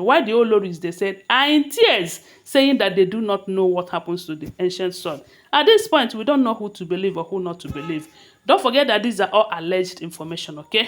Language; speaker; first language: English; non-native, local second language; Yoruba